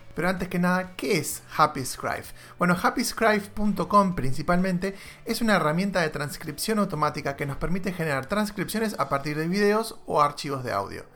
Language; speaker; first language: Spanish; native; Spanish